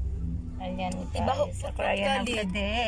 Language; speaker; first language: Filipino; non-native, local second language; Cebuano